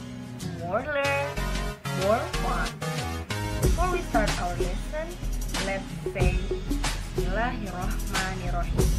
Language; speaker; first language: English; non-native, fluent; Indonesian